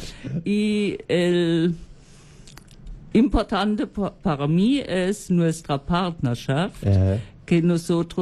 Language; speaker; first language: Spanish; non-native, learner; German